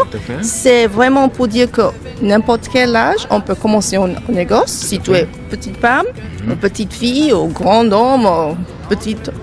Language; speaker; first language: French; non-native, fluent; English